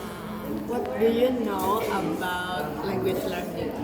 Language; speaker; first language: English; non-native, learner; Indonesian